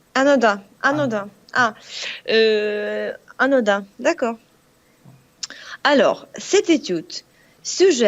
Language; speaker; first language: French; non-native, fluent; Russian